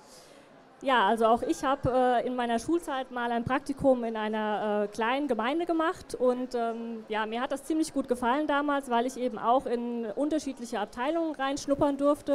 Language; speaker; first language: German; native; German